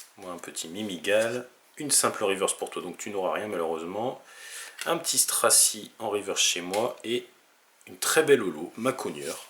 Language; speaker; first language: French; native; French